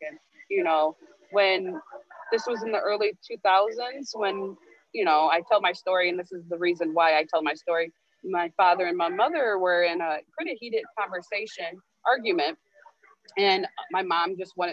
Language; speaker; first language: English; native; English